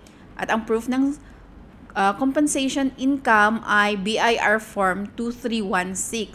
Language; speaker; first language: Filipino; native; Filipino